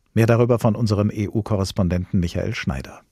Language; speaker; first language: German; native; German